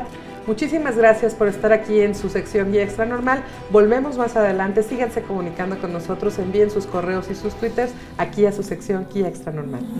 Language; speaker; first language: Spanish; native; Spanish